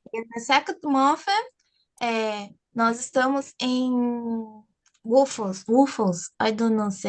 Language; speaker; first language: English; non-native, learner; Portuguese